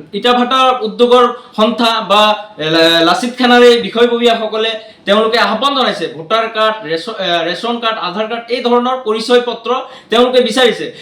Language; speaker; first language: Assamese; non-native, local second language; Bangla